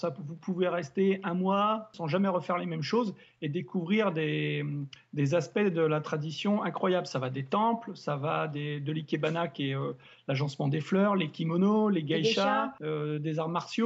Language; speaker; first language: French; native; French